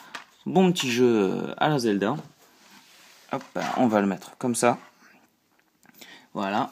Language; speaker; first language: French; native; French